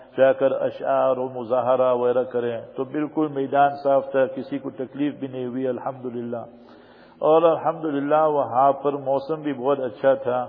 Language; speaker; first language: Urdu; native; Urdu